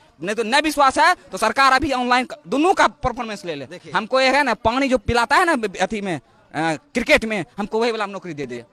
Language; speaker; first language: Hindi; native; Hindi